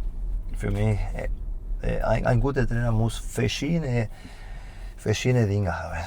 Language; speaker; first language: German; non-native, fluent; Spanish